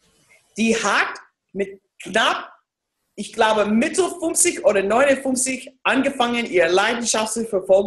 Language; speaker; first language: German; non-native, fluent; English